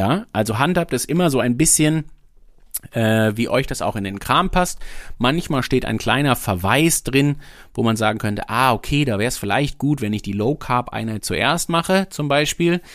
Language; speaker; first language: German; native; German